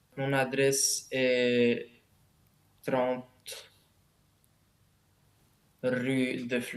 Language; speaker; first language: French; non-native, learner; Romanian